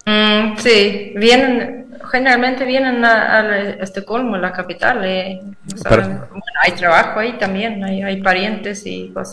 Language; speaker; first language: Spanish; non-native, fluent; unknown